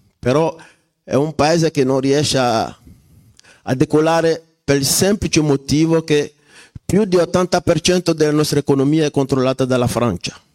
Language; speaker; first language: Italian; non-native, fluent; French